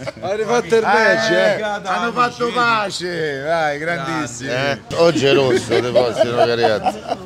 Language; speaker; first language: Italian; native; Italian